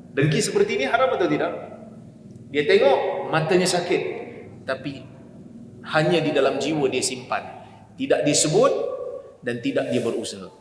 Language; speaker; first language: Malay; native; Malay